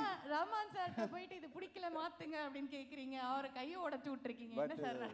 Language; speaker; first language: Tamil; native; Tamil